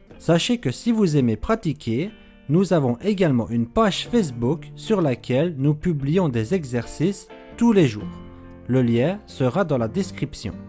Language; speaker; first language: French; native; French